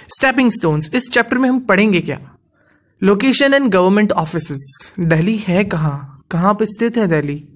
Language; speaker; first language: Hindi; non-native, local second language; Gujarati